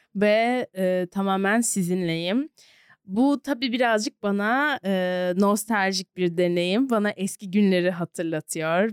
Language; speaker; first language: Turkish; native; Turkish